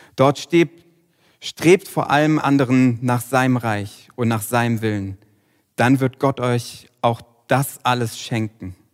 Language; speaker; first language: German; native; German